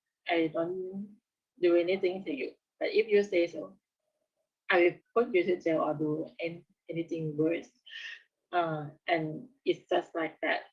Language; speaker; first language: English; non-native, learner; Thai